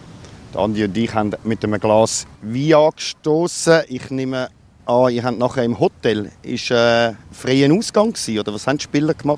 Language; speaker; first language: German; native; German